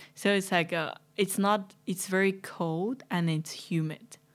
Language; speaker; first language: English; non-native, fluent; Chinese